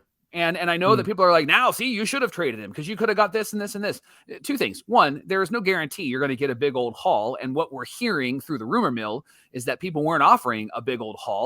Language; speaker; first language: English; native; English